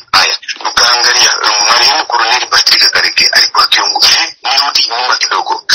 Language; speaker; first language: Swahili; non-native, local second language; Kinyarwanda